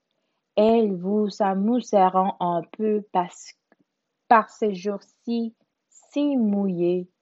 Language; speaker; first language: French; non-native, learner; Spanish